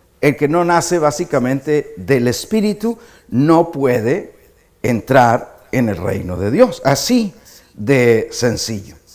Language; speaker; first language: Spanish; native; Spanish